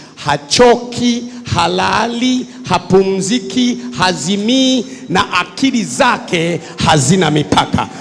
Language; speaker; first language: Swahili; native; Swahili